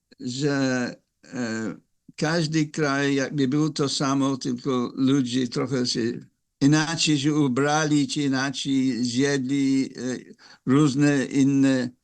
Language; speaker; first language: Polish; non-native, fluent; English